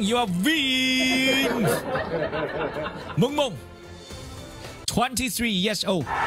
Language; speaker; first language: English; non-native, learner; Chinese